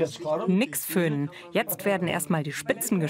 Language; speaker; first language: German; native; German